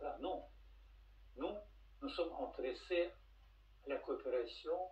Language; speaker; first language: French; non-native, fluent; Russian